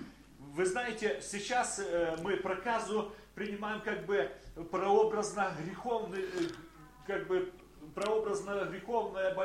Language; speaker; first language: Polish; non-native, learner; Russian